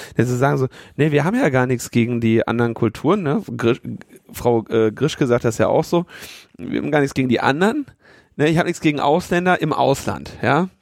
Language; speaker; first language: German; native; German